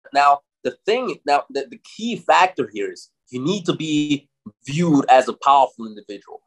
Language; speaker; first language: English; non-native, fluent; German